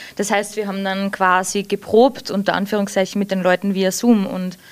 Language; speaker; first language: German; early bilingual, heritage; English